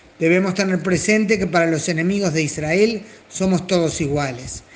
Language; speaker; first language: Spanish; native; Spanish